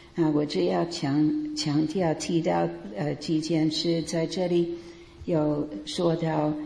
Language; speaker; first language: Chinese; native; Chinese